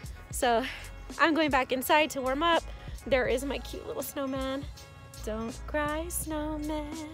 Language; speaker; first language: English; early bilingual, other home language; Spanish